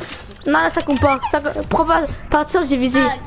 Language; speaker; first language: French; native; French